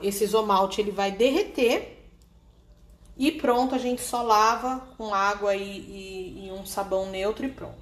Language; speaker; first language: Portuguese; native; Portuguese